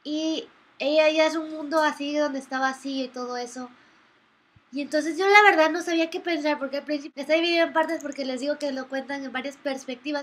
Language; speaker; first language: Spanish; native; Spanish